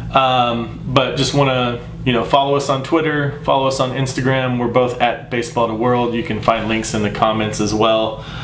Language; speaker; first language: English; native; English